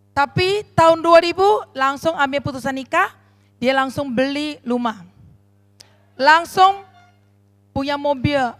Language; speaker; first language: Indonesian; non-native, learner; Chinese